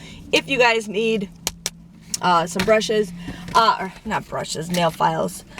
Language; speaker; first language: English; native; English